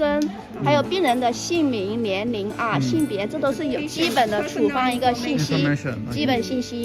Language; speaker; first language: Chinese; native; Chinese